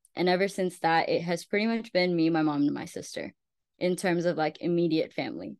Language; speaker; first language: English; early bilingual, other home language; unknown